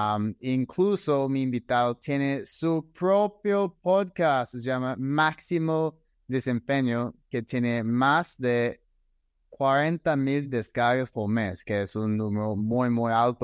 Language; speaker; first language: Spanish; non-native, fluent; English